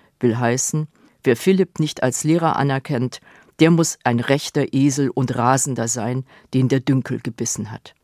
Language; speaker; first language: German; native; German